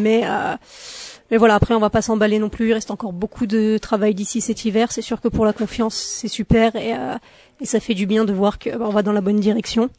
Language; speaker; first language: French; native; French